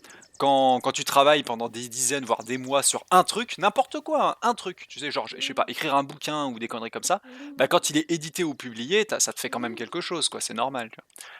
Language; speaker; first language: French; native; French